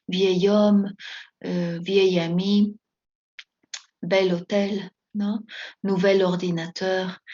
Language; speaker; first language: French; non-native, fluent; Spanish